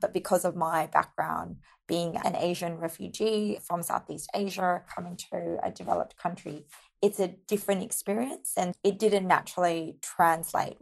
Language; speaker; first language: English; native; English